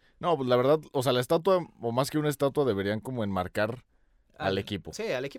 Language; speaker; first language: Spanish; native; Spanish